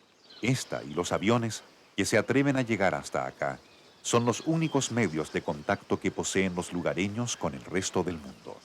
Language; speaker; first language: Spanish; native; Spanish